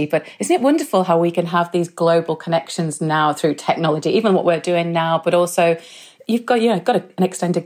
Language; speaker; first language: English; native; English